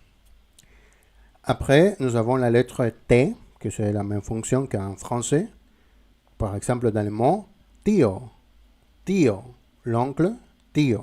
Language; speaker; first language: French; non-native, fluent; Spanish